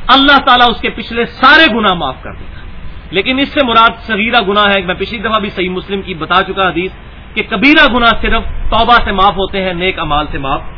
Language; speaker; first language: Urdu; non-native, local second language; Punjabi